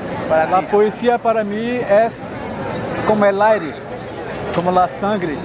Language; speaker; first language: Spanish; non-native, fluent; Portuguese